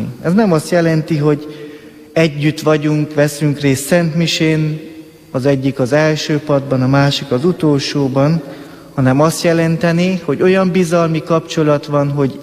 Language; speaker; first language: Hungarian; native; Hungarian